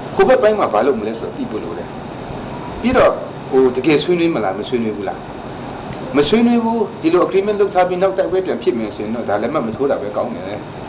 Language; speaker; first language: Burmese; non-native, local second language; Kachin